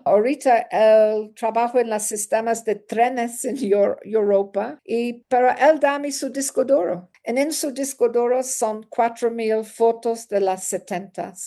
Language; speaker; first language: Spanish; non-native, learner; English